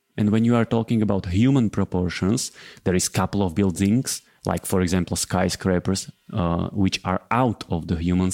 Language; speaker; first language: English; non-native, fluent; Slovak